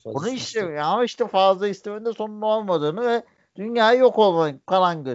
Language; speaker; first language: Turkish; native; Turkish